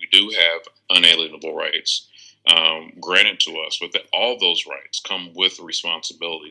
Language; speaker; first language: English; native; English